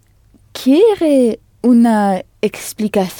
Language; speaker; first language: Spanish; non-native, learner; French